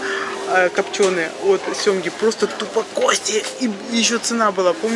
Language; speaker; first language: Russian; native; Russian